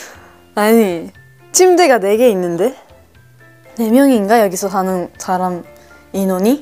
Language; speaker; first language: Korean; non-native, fluent; Japanese